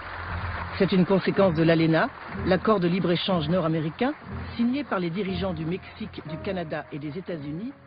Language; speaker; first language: French; native; French